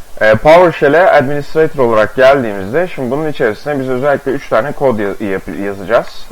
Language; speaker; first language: Turkish; native; Turkish